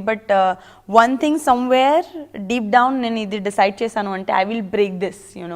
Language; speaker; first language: Telugu; non-native, learner; Gujarati